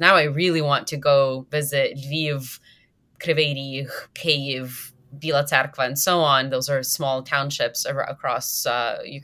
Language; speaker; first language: English; native; English